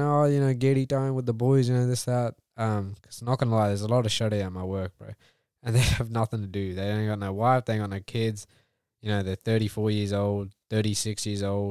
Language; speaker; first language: English; early bilingual, other home language; Punjabi